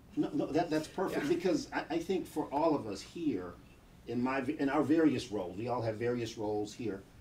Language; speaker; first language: English; native; English